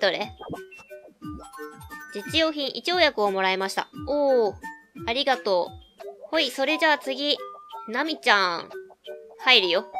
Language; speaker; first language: Japanese; native; Japanese